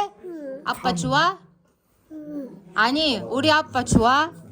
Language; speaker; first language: Korean; non-native, fluent; Kazakh